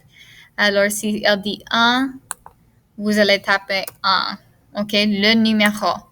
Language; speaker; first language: French; non-native, fluent; English